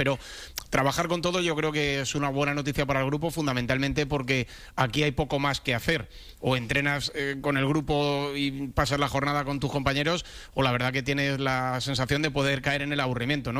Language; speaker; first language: Spanish; native; Spanish